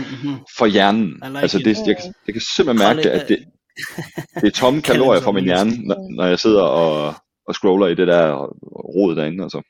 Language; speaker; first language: Danish; native; Danish